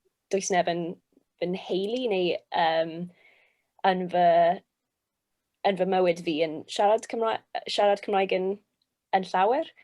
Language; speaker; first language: Welsh; non-native, local second language; English